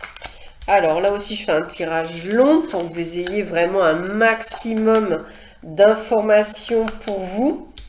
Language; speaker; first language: French; native; French